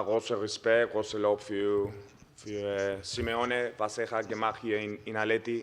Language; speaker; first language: German; non-native, fluent; Spanish